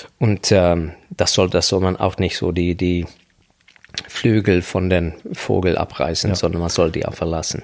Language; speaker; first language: German; non-native, fluent; Swedish